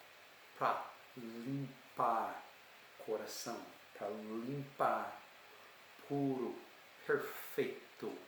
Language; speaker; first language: Portuguese; non-native, learner; English